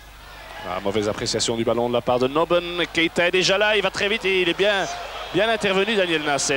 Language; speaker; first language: French; native; French